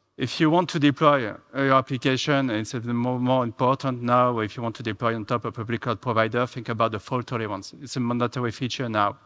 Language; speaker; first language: English; non-native, fluent; French